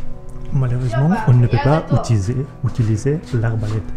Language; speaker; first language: French; non-native, learner; Russian